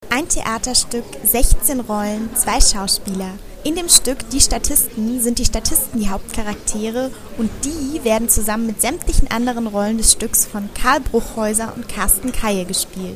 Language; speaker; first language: German; native; German